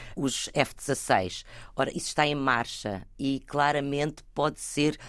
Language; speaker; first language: Portuguese; native; Portuguese